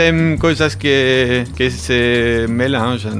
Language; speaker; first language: Portuguese; non-native, learner; German